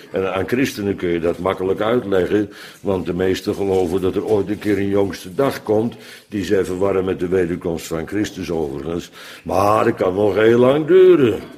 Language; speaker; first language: Dutch; native; Dutch